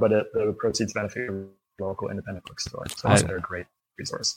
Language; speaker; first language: English; native; English